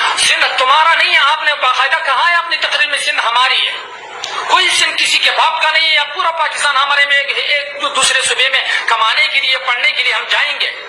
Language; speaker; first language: Urdu; non-native, local second language; Sindhi